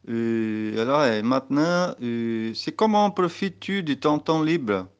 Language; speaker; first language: French; non-native, learner; Portuguese